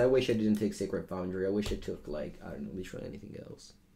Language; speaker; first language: English; non-native, fluent; Italian